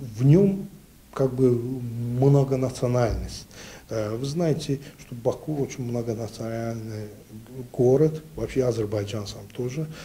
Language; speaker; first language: Russian; non-native, local second language; Azerbaijani